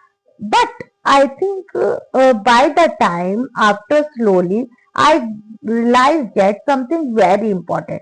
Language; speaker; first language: English; non-native, learner; Hindi